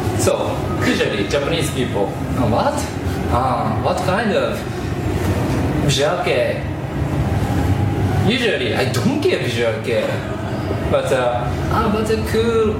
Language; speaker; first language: English; non-native, learner; Japanese